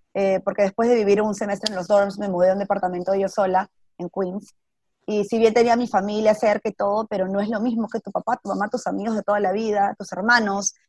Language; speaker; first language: Spanish; native; Spanish